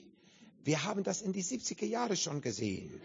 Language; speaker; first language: German; non-native, learner; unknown